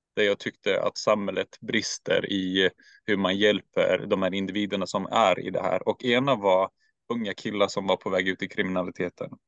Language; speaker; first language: Swedish; early bilingual, other home language; Turkish